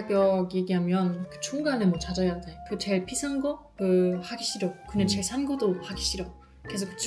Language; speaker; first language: Korean; non-native, fluent; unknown